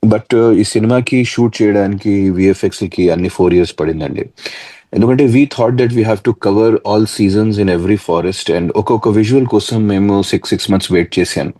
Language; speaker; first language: Telugu; non-native, fluent; Hindi